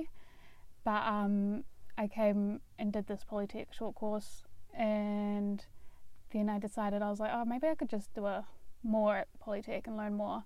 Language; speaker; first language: English; native; English